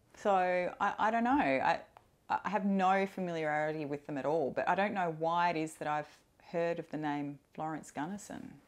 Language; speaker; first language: English; native; English